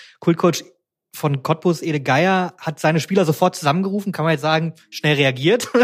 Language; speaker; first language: German; native; German